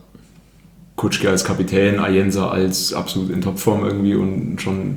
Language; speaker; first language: German; native; German